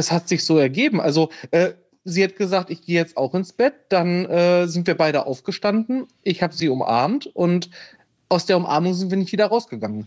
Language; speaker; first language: German; native; German